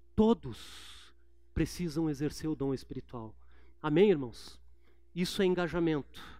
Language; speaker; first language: Portuguese; native; Portuguese